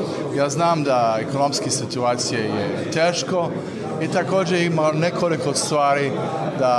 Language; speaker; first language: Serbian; non-native, learner; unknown